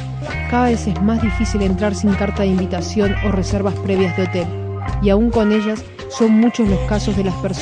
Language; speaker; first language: Spanish; native; Spanish